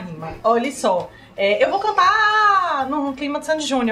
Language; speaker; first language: Portuguese; native; Portuguese